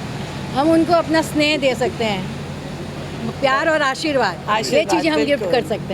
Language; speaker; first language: Hindi; native; Hindi